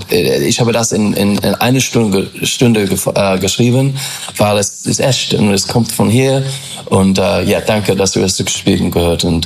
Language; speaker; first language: German; non-native, learner; English